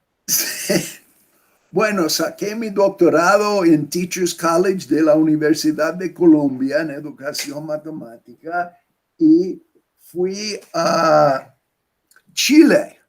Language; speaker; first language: Spanish; non-native, fluent; English